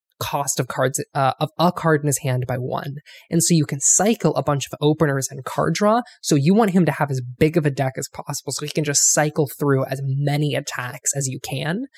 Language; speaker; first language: English; native; English